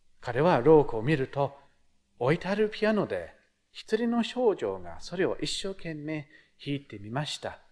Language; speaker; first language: Japanese; non-native, fluent; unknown